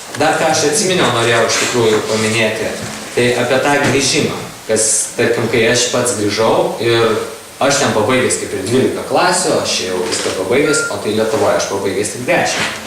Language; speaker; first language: Lithuanian; native; Lithuanian